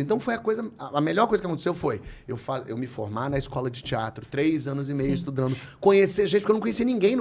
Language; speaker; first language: Portuguese; native; Portuguese